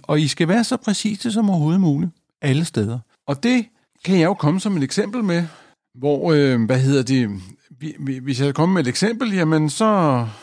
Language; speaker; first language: Danish; native; Danish